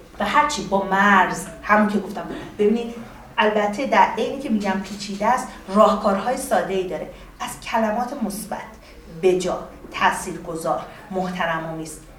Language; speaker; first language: Persian; native; Persian